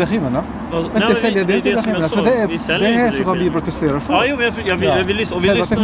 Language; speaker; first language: Swedish; non-native, fluent; Arabic